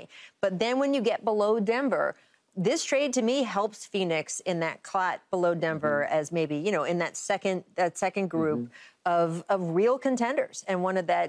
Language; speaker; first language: English; native; English